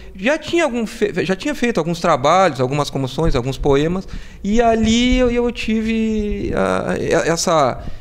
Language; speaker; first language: Portuguese; native; Portuguese